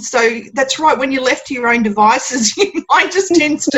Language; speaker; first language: English; native; English